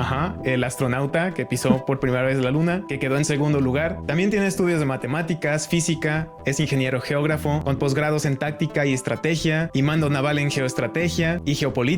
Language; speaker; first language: Spanish; native; Spanish